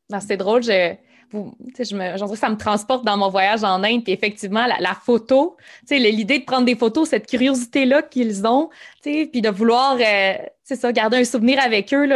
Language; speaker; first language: French; native; French